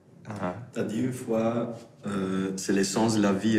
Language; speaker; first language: French; non-native, local second language; Dutch